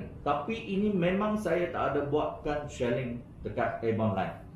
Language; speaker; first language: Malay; non-native, local second language; Chinese